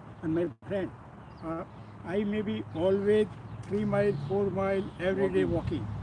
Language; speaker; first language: English; non-native, learner; Gujarati